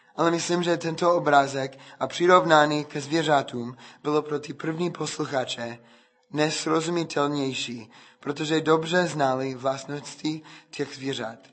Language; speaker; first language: Czech; non-native, fluent; English